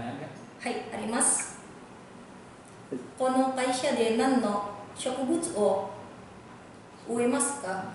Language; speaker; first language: Japanese; non-native, learner; Indonesian